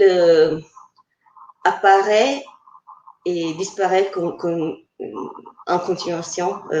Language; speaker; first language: French; non-native, fluent; Italian